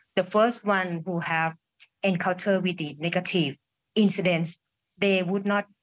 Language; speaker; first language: English; non-native, fluent; Thai